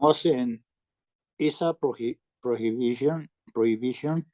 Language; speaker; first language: English; non-native, learner; Spanish